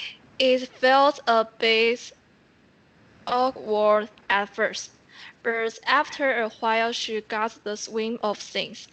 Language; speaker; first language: English; non-native, learner; Chinese